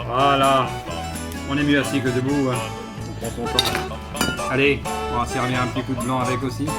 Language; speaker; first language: French; native; French